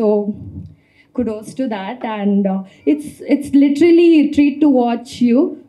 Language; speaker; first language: English; non-native, local second language; Kannada